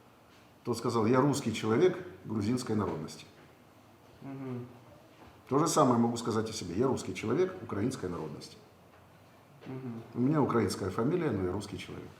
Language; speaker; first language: Russian; native; Russian